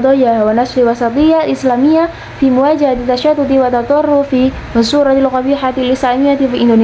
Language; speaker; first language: Arabic; non-native, learner; Indonesian